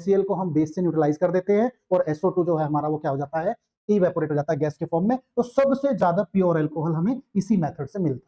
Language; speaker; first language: Hindi; native; Hindi